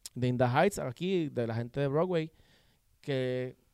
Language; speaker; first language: Spanish; native; Spanish